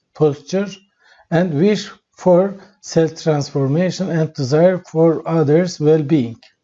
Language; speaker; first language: English; non-native, fluent; Turkish